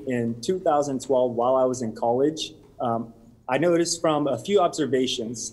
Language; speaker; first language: English; native; English